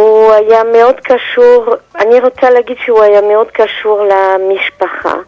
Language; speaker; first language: Hebrew; non-native, fluent; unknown